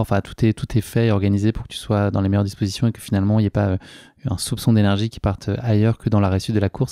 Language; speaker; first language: French; native; French